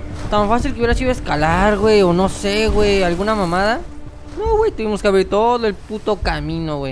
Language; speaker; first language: Spanish; native; Spanish